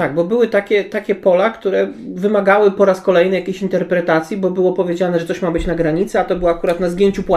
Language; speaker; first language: Polish; native; Polish